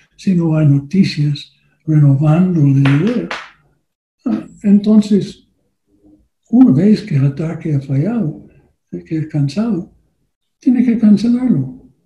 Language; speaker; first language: Spanish; non-native, learner; English